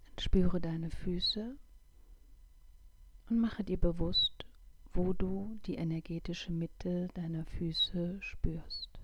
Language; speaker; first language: German; native; German